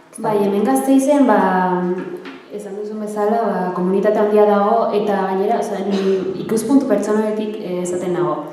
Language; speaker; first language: Basque; early bilingual, other home language; Arabic